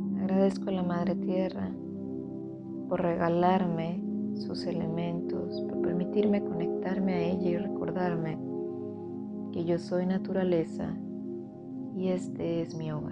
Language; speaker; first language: Spanish; native; Spanish